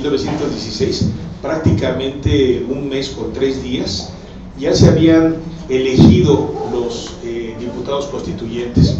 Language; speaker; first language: Spanish; native; Spanish